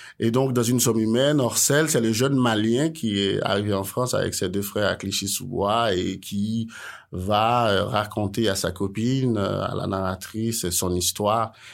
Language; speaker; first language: French; non-native, local second language; Haitian Creole